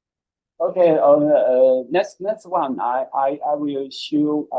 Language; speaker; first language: English; non-native, learner; Chinese